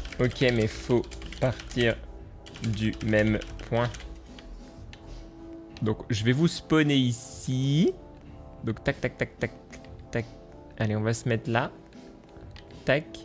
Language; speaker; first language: French; native; French